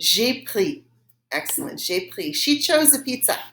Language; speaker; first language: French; non-native, fluent; English